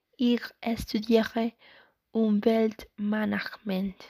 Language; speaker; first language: German; non-native, learner; Spanish